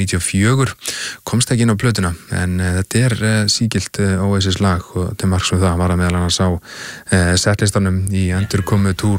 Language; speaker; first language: Icelandic; native; Icelandic